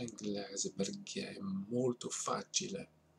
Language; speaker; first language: Italian; non-native, learner; English